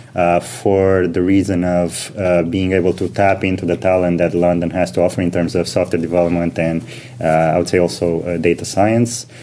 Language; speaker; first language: English; non-native, fluent; Romanian